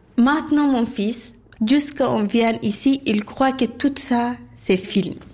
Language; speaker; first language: French; non-native, learner; Arabic